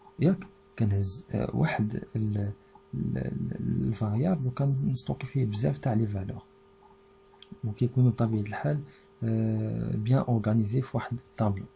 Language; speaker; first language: French; non-native, local second language; Arabic